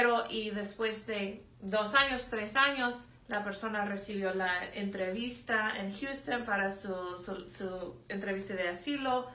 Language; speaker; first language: Spanish; non-native, fluent; English